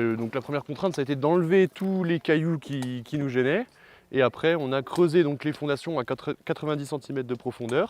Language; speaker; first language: French; native; French